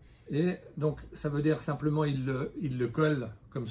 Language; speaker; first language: French; native; French